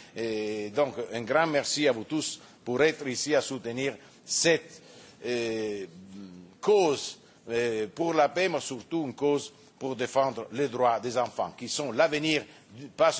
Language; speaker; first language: French; non-native, fluent; Italian